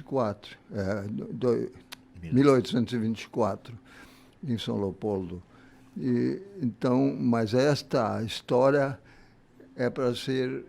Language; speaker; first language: Portuguese; early bilingual, other home language; German